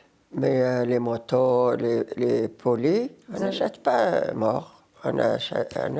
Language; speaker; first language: French; non-native, learner; Arabic